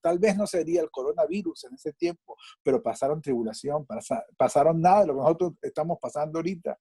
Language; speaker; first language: Spanish; native; Spanish